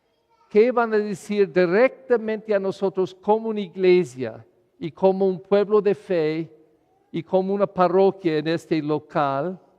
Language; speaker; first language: Spanish; non-native, fluent; English